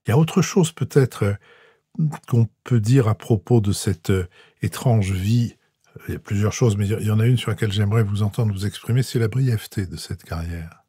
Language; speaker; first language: French; native; French